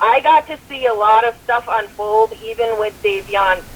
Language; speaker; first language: English; native; English